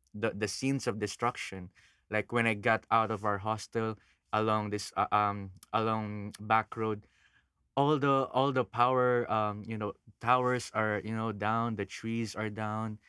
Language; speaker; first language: English; non-native, local second language; Filipino